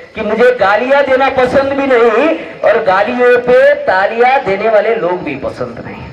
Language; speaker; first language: Hindi; non-native, local second language; Marathi